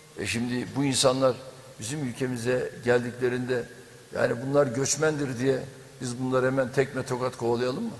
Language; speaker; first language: Turkish; native; Turkish